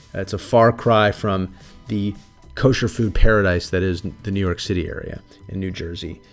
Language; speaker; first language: English; native; English